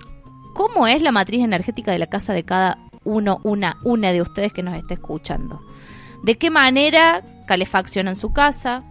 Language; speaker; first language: Spanish; native; Spanish